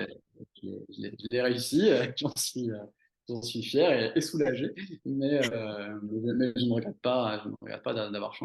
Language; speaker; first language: French; native; French